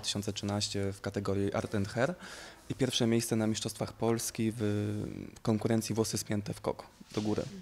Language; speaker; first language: Polish; native; Polish